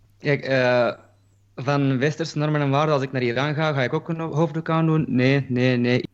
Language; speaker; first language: Dutch; early bilingual, other home language; Turkish